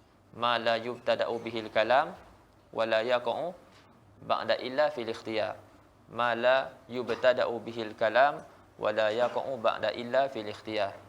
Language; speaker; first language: Arabic; non-native, fluent; Malay